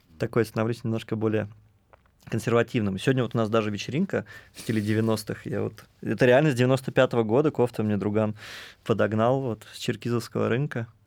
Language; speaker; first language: Russian; native; Russian